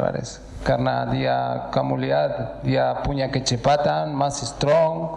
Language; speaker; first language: Indonesian; non-native, learner; Spanish